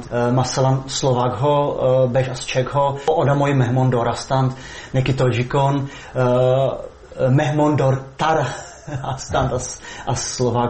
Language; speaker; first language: Persian; non-native, fluent; Slovak